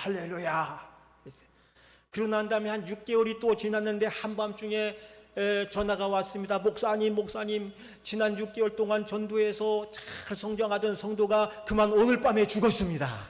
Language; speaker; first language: Korean; native; Korean